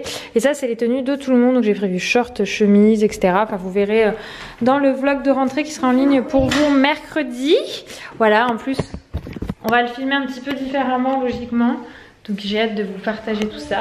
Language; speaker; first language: French; native; French